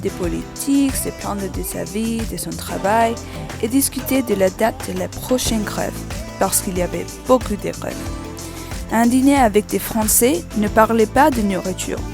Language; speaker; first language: French; non-native, learner; English